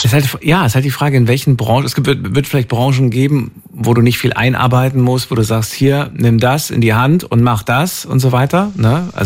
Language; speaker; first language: German; native; German